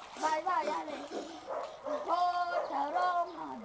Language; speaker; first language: Italian; early bilingual, other home language; Filipino